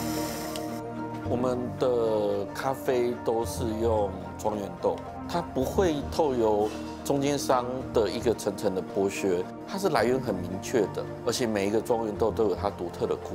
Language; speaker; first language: Chinese; native; Chinese